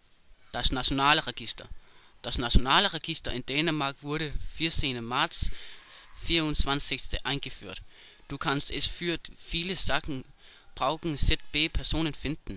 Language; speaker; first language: German; non-native, learner; Danish